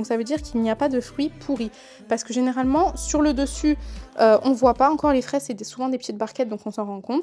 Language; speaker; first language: French; native; French